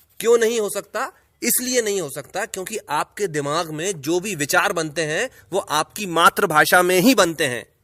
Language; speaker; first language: Hindi; native; Hindi